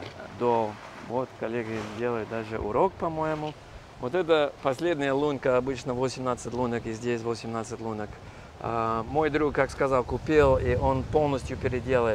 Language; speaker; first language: Russian; non-native, fluent; English